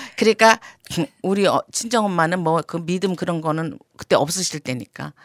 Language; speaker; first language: Korean; native; Korean